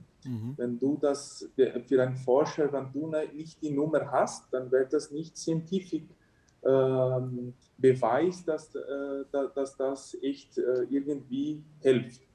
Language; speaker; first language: German; early bilingual, heritage; German